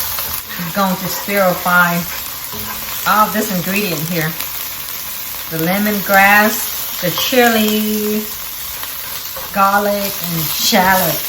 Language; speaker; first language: English; early bilingual, other home language; Vietnamese